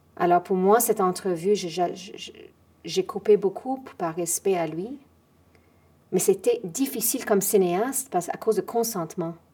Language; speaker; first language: French; non-native, fluent; English